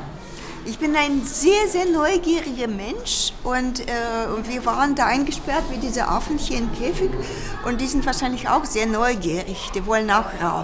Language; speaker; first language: German; non-native, fluent; Russian